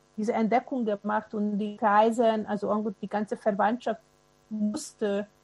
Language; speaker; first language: German; non-native, fluent; Hungarian